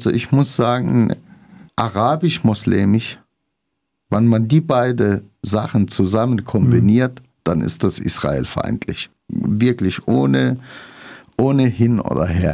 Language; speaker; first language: German; non-native, fluent; Arabic